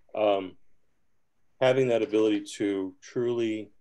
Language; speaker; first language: English; early bilingual, other home language; Spanish